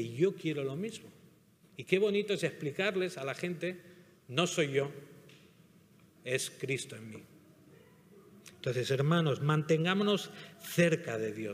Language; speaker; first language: Spanish; native; Spanish